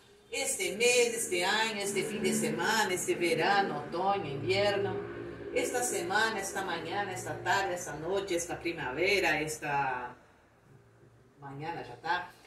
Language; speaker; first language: Spanish; non-native, fluent; Portuguese